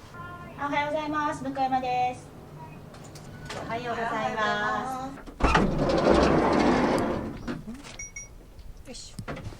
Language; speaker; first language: Japanese; native; Japanese